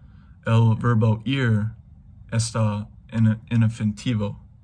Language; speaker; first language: Spanish; non-native, learner; English